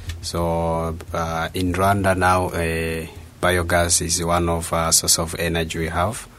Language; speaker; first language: English; non-native, local second language; Kinyarwanda